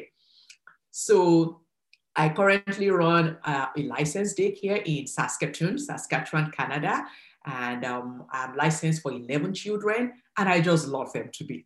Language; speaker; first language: English; non-native, local second language; Yoruba